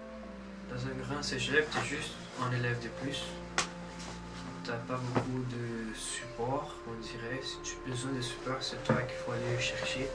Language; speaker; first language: French; non-native, fluent; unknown